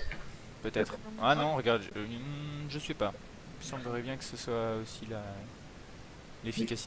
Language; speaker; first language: French; native; French